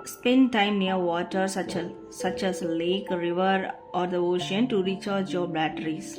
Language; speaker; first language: English; non-native, local second language; Tamil